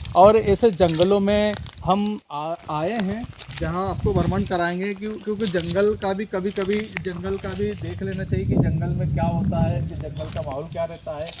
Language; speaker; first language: Hindi; native; Hindi